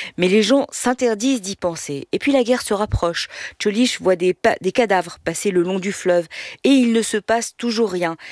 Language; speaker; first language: French; native; French